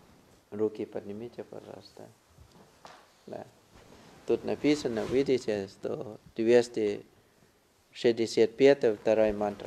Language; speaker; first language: Russian; non-native, fluent; Thai